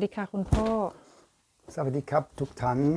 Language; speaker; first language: Thai; non-native, learner; German